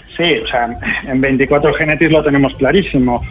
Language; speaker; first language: Spanish; native; Spanish